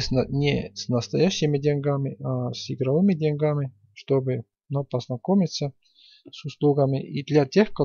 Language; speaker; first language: Russian; non-native, fluent; Estonian